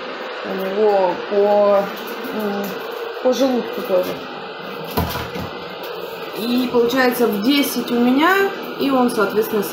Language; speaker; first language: Russian; native; Russian